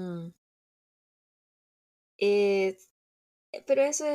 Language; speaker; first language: Spanish; non-native, fluent; Korean